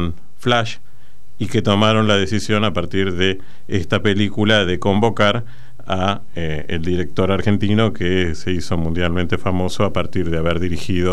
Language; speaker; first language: Spanish; native; Spanish